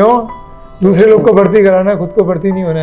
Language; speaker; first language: Hindi; native; Hindi